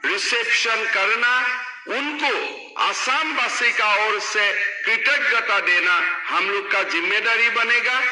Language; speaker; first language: Hindi; non-native, local second language; Assamese